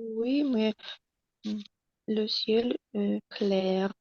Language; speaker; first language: French; non-native, learner; Russian